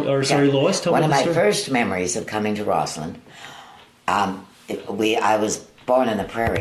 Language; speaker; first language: English; native; English